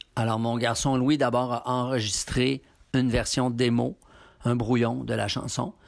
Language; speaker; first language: French; native; French